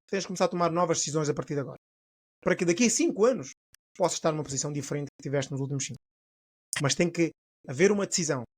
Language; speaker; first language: Portuguese; non-native, local second language; Upper Guinea Crioulo